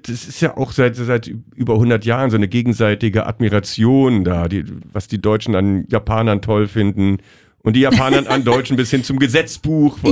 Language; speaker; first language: German; native; German